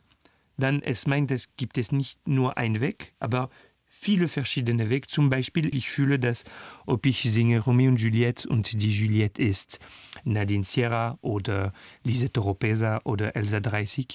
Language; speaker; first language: German; non-native, fluent; French